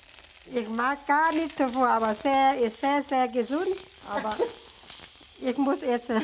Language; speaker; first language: German; non-native, learner; Thai